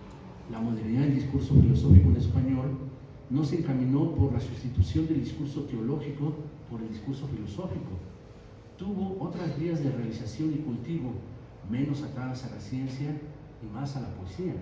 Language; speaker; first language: Spanish; native; Spanish